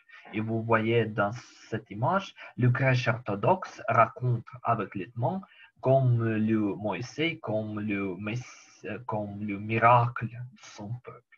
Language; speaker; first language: French; non-native, learner; Ukrainian